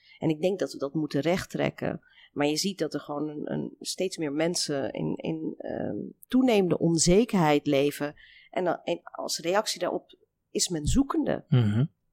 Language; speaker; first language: Dutch; early bilingual, other home language; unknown